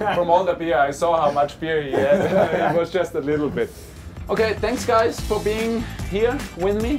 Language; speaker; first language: English; non-native, fluent; German